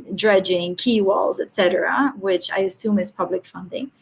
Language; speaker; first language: English; non-native, fluent; Portuguese